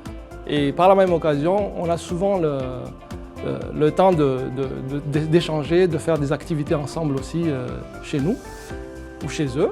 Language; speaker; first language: French; non-native, local second language; Malagasy